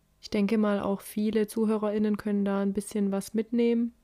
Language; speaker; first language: German; native; German